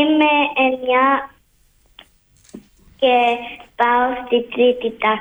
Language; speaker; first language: Greek; early bilingual, heritage; Greek